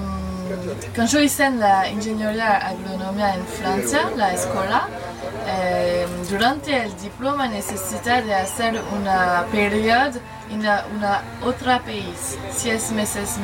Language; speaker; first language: Spanish; non-native, learner; French